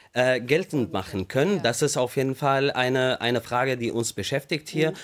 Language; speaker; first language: German; non-native, fluent; Arabic